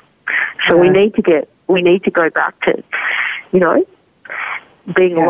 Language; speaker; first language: English; native; English